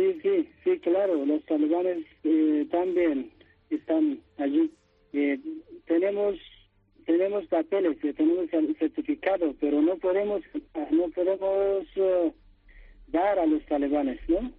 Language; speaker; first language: Spanish; non-native, learner; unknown